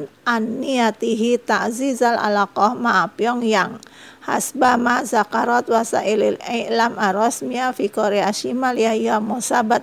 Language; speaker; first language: Arabic; non-native, fluent; Indonesian